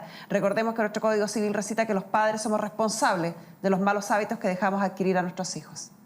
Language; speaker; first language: Spanish; native; Spanish